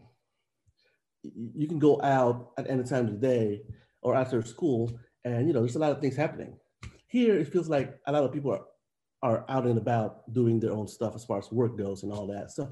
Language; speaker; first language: English; non-native, local second language; Filipino